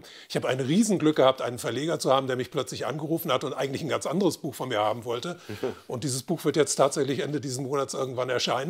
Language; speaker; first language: German; native; German